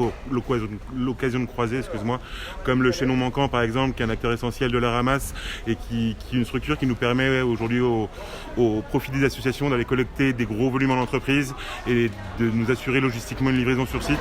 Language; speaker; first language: French; native; French